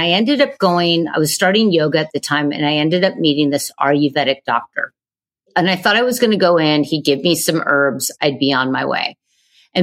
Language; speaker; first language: English; native; English